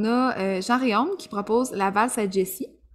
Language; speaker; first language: French; native; French